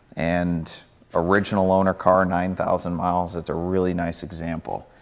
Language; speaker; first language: English; native; English